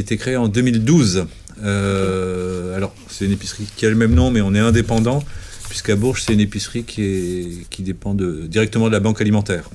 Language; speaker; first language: French; native; French